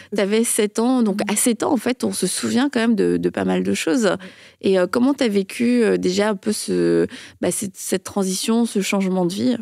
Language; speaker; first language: French; native; French